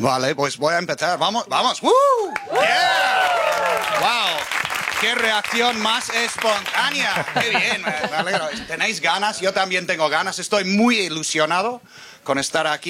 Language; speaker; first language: Spanish; non-native, fluent; English